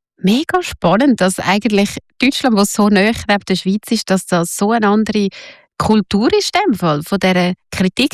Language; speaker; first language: German; native; German